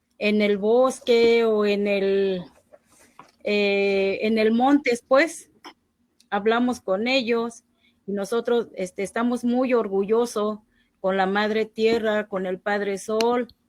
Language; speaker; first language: Spanish; non-native, local second language; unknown